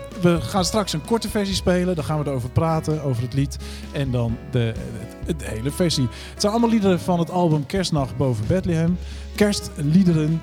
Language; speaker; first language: Dutch; native; Dutch